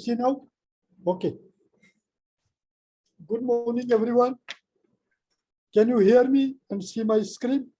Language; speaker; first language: English; non-native, fluent; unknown